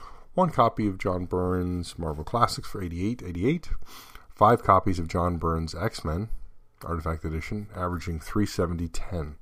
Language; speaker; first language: English; native; English